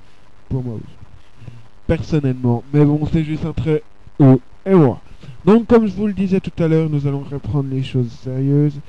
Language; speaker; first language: French; native; French